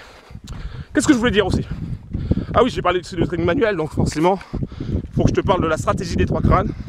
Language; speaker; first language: French; native; French